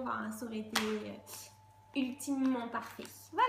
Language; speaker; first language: French; native; French